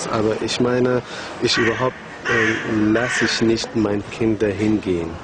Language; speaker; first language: German; non-native, learner; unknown